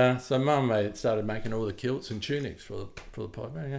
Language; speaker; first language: English; native; English